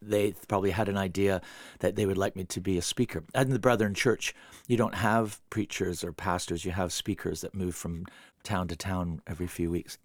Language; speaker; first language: English; native; English